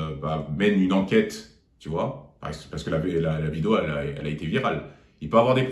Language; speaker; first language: French; native; French